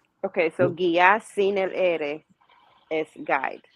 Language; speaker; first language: Spanish; non-native, learner; English